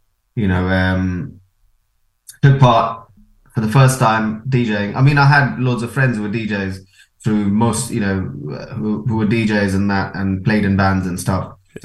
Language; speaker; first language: English; non-native, local second language; Konkani